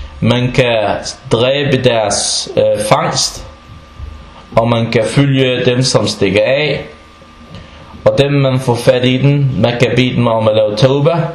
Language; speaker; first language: Danish; non-native, fluent; Arabic